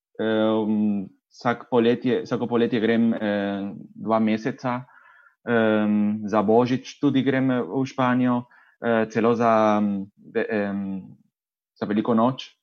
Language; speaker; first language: Slovenian; non-native, fluent; Spanish